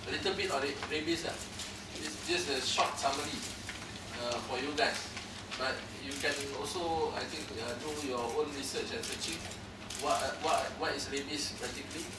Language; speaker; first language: English; non-native, local second language; Malay